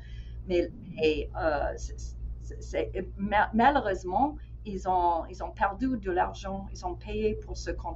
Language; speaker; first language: French; non-native, fluent; English